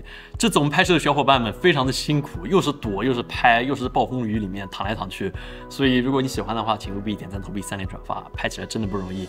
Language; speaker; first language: Chinese; native; Chinese